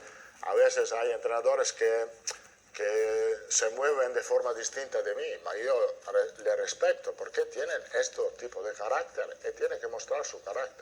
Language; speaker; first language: Spanish; non-native, fluent; Italian